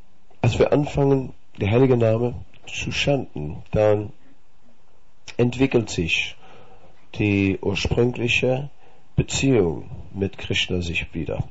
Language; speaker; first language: German; non-native, fluent; Dutch